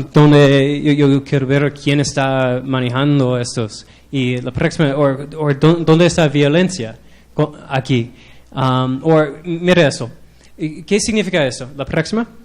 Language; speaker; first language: Spanish; non-native, learner; English